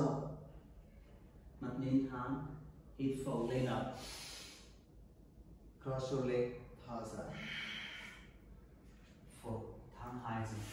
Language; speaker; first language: Vietnamese; non-native, learner; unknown